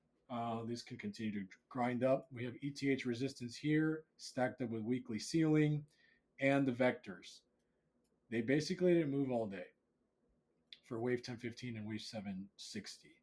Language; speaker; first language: English; native; English